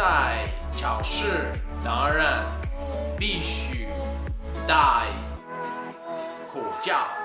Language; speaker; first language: Chinese; non-native, learner; French